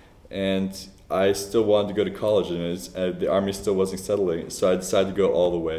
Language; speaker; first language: English; native; English